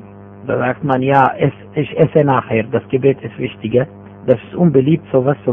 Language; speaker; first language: German; non-native, fluent; Arabic